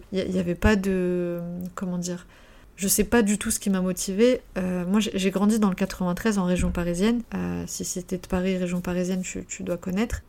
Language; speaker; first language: French; native; French